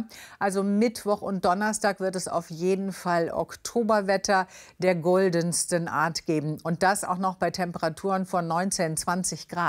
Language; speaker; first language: German; native; German